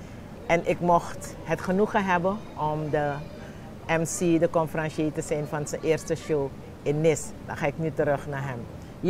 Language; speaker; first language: Dutch; non-native, local second language; Javanese